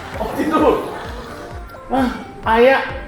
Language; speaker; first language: Indonesian; non-native, fluent; Japanese